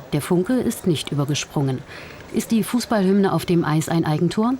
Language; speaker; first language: German; native; German